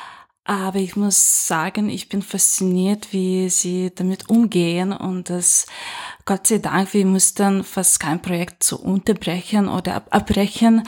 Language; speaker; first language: German; non-native, fluent; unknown